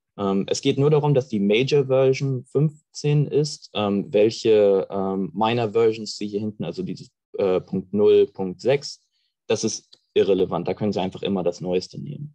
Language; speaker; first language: German; native; German